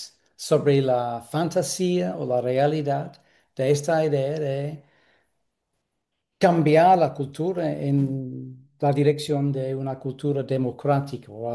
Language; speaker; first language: Spanish; non-native, fluent; English